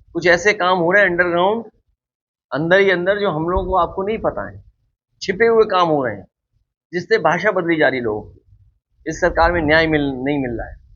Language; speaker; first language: Hindi; native; Hindi